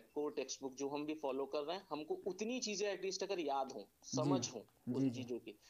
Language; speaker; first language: Hindi; native; Hindi